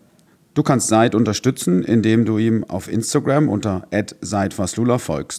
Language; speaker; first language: German; native; German